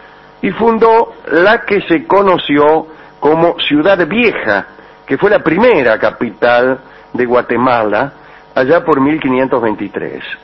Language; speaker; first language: Spanish; native; Spanish